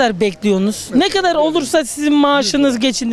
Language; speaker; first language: Turkish; native; Turkish